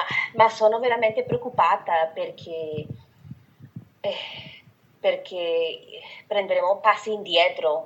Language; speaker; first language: Italian; non-native, fluent; Spanish